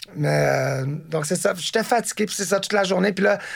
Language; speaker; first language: French; native; French